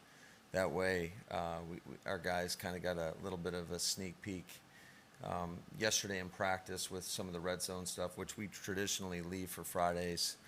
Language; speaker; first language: English; native; English